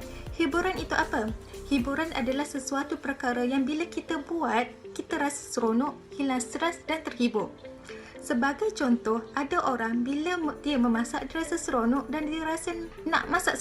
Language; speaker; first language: Malay; native; Malay